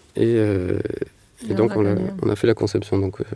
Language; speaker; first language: French; native; French